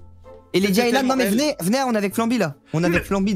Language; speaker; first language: French; native; French